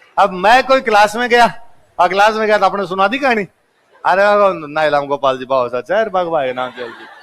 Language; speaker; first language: Hindi; native; Hindi